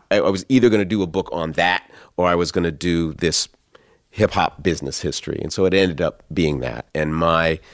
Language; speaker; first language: English; native; English